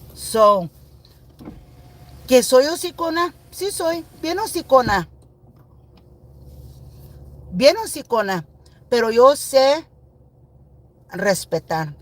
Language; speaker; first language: Spanish; early bilingual, heritage; Spanish